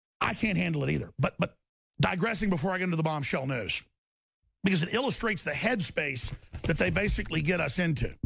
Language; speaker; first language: English; native; English